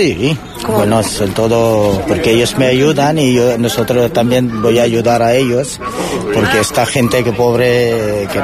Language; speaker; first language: Spanish; non-native, learner; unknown